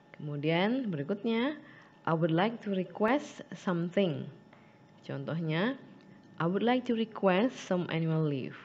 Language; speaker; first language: English; non-native, fluent; Indonesian